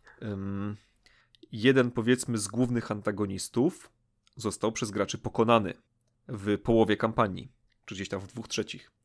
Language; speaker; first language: Polish; native; Polish